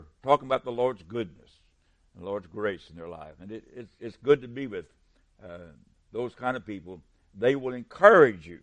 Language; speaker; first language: English; native; English